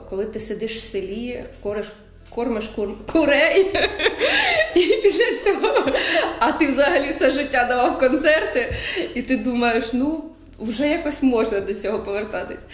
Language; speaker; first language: Ukrainian; native; Ukrainian